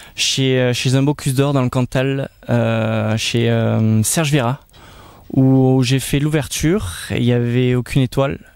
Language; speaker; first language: French; native; French